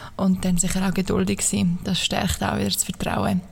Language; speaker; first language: German; native; German